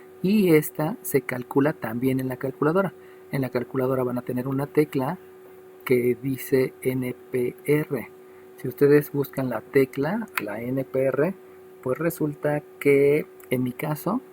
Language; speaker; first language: Spanish; native; Spanish